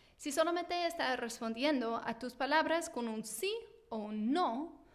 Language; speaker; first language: Spanish; non-native, fluent; English